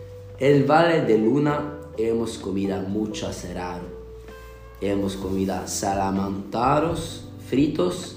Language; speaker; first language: Spanish; non-native, learner; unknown